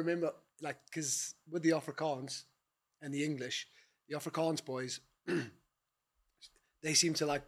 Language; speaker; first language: English; native; English